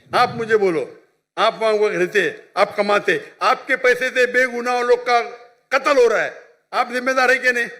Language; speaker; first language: Urdu; non-native, local second language; Konkani